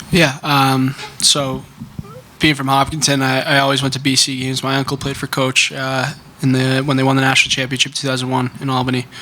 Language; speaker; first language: English; native; English